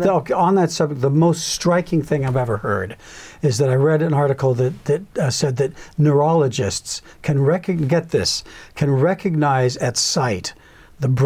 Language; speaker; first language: English; native; English